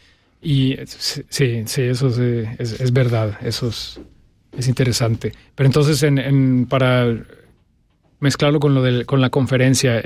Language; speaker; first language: Spanish; native; Spanish